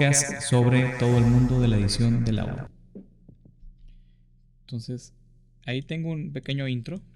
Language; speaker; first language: Spanish; native; Spanish